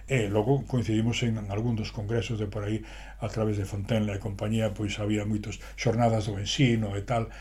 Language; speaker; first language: Galician; non-native, local second language; Spanish